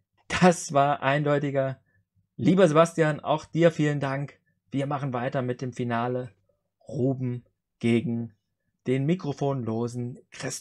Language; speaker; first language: German; native; German